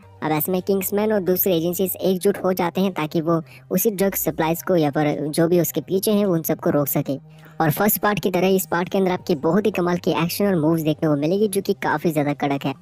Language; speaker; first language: Hindi; native; Hindi